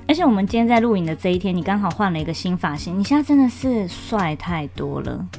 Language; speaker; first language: Chinese; early bilingual, other home language; Japanese